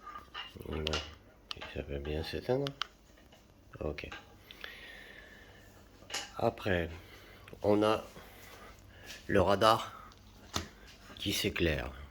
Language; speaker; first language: French; native; French